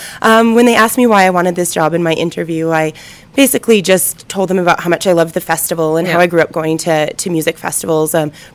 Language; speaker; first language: English; native; English